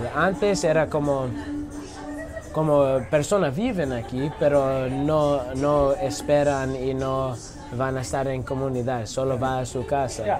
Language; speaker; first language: Spanish; non-native, learner; English